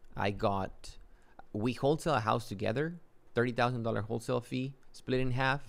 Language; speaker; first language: English; non-native, fluent; Spanish